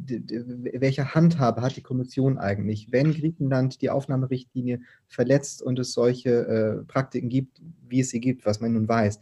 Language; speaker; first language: German; native; German